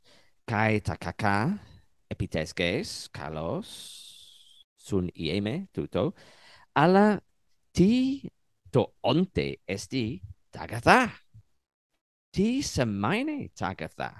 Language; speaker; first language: Greek; non-native, learner; English